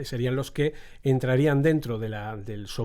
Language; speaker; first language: Spanish; native; Spanish